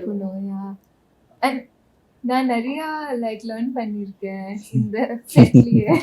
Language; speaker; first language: Tamil; non-native, local second language; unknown